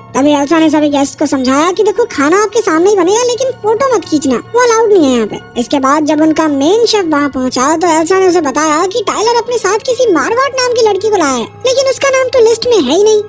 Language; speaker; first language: Hindi; native; Hindi